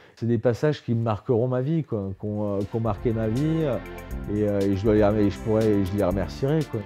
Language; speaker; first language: French; native; French